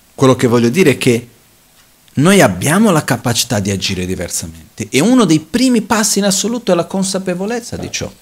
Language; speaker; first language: Italian; non-native, fluent; Portuguese